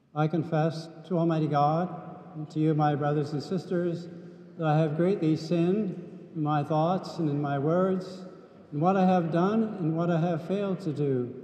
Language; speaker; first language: English; native; English